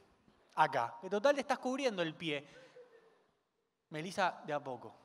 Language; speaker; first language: Spanish; native; Spanish